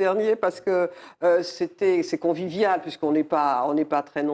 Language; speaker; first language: French; native; French